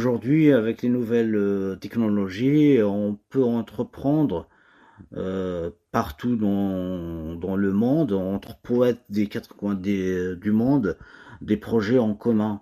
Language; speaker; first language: French; non-native, local second language; Kabyle